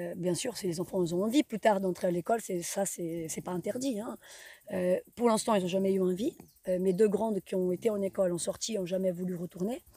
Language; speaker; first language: French; non-native, fluent; Portuguese